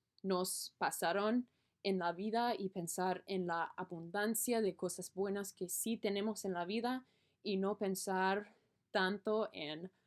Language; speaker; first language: Spanish; non-native, learner; English